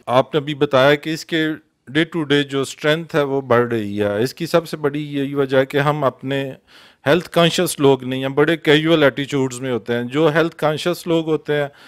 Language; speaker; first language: Urdu; non-native, local second language; Punjabi